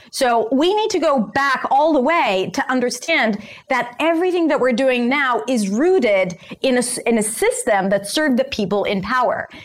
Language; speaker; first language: English; non-native, fluent; Hebrew